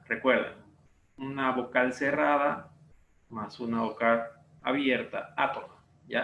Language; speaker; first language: Spanish; native; Spanish